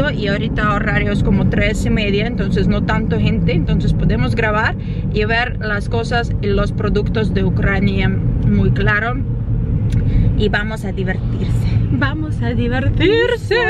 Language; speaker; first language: Spanish; non-native, fluent; Ukrainian